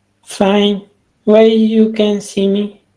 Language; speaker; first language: English; non-native, learner; Spanish